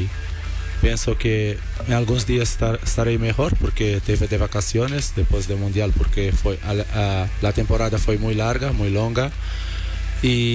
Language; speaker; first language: Spanish; non-native, learner; Portuguese